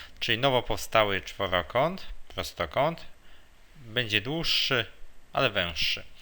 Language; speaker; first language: Polish; native; Polish